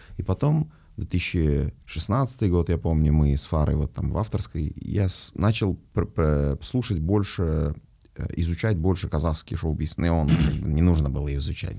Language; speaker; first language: Russian; non-native, local second language; Uzbek